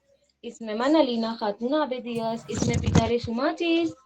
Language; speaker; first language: Persian; non-native, learner; Urdu